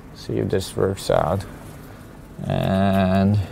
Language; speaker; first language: English; non-native, fluent; Hungarian